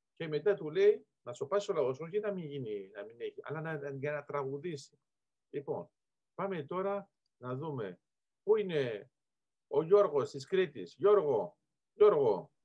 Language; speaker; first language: Greek; early bilingual, heritage; Greek